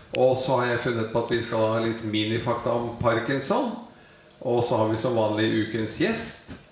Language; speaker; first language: Norwegian; native; Norwegian